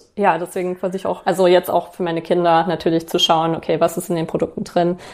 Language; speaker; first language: German; native; German